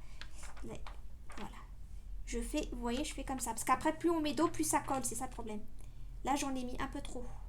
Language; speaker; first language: French; native; French